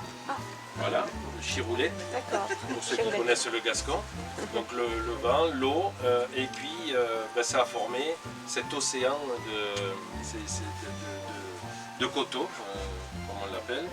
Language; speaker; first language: French; native; French